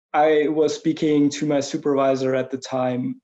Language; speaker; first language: English; non-native, fluent; German